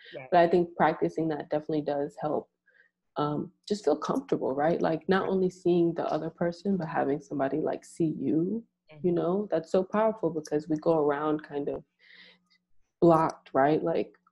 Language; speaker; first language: English; native; English